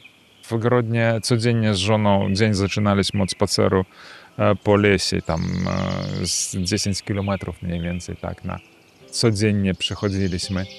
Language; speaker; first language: Polish; early bilingual, heritage; Polish